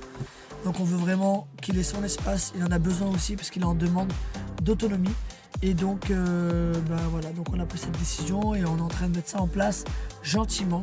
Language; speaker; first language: French; native; French